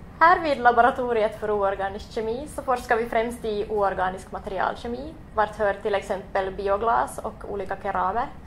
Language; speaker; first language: Swedish; native; Swedish